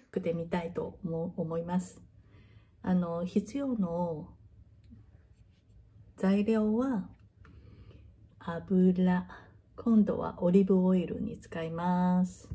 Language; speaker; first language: Japanese; non-native, learner; Chinese